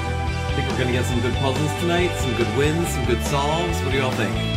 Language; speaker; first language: English; native; English